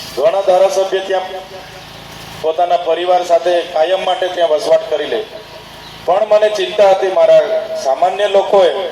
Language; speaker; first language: Gujarati; non-native, local second language; Vasavi